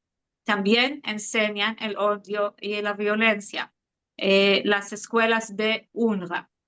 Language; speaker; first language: Spanish; non-native, fluent; Hebrew